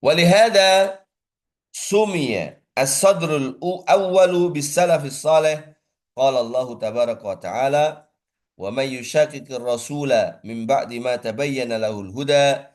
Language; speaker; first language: Arabic; non-native, fluent; Indonesian